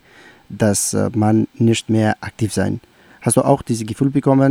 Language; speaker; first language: German; non-native, learner; Persian